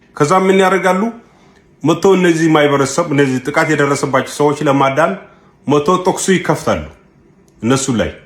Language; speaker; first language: Amharic; non-native, local second language; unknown